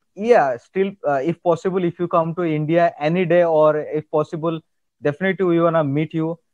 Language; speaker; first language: English; non-native, local second language; Odia